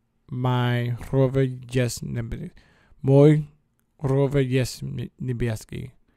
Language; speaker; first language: Polish; non-native, learner; English